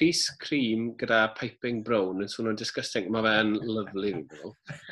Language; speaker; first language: Welsh; native; Welsh